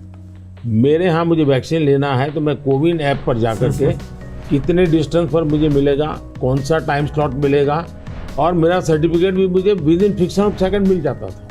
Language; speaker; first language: Hindi; native; Hindi